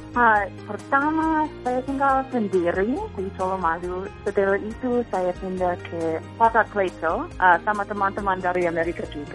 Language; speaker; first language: Indonesian; non-native, fluent; English